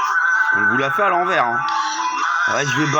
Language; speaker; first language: French; native; French